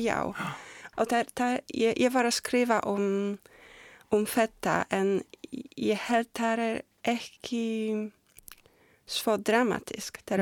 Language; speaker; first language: Icelandic; non-native, learner; Polish